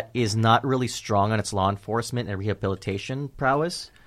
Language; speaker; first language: English; early bilingual, other home language; Filipino